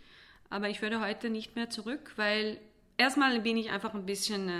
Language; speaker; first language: German; non-native, fluent; Hebrew